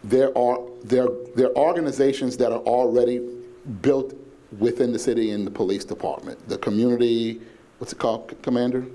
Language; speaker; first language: English; native; English